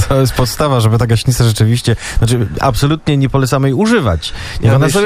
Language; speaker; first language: Polish; native; Polish